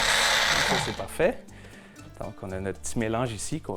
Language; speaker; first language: French; native; French